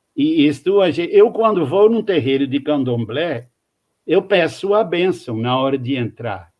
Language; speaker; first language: Portuguese; non-native, fluent; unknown